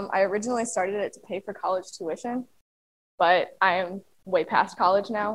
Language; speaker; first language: English; native; English